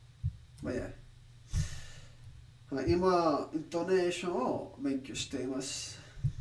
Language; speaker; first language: Japanese; non-native, learner; English